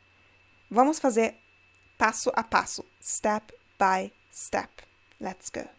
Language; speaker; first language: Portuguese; non-native, fluent; German